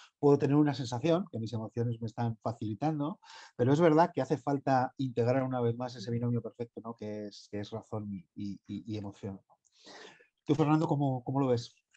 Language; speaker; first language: Spanish; native; Spanish